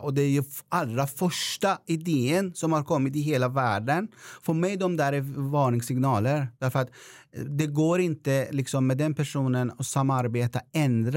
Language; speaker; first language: Swedish; non-native, fluent; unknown